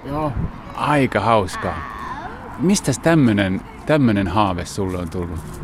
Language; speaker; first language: Finnish; native; Finnish